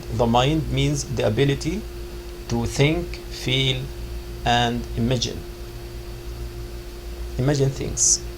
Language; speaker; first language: English; non-native, fluent; Arabic